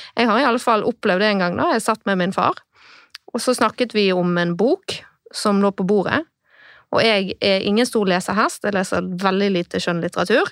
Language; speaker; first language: Norwegian; native; Norwegian